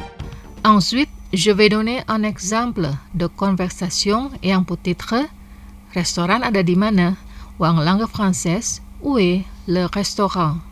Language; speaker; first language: French; non-native, fluent; Indonesian